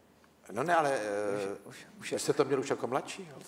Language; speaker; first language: Czech; native; Czech